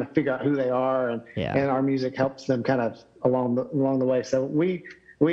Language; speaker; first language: English; native; English